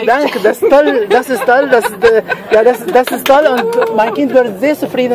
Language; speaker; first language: German; non-native, fluent; Arabic